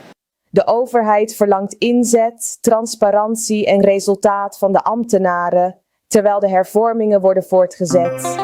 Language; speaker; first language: Dutch; native; Dutch